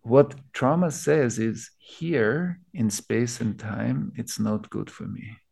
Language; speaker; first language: English; non-native, fluent; German